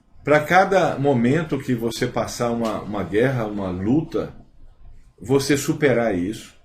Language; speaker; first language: Portuguese; native; Portuguese